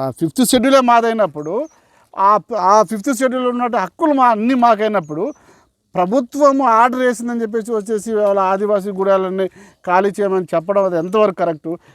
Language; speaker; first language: Telugu; non-native, local second language; Koya